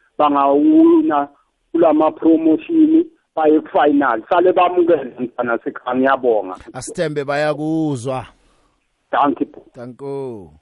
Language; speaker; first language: Zulu; native; Zulu